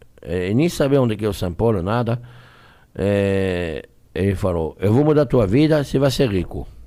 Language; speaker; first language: Portuguese; non-native, fluent; French